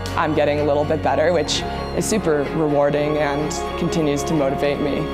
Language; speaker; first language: English; native; English